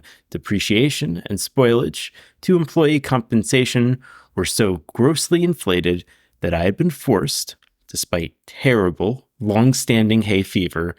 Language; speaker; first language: English; native; English